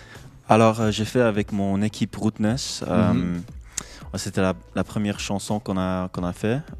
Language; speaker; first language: French; non-native, local second language; English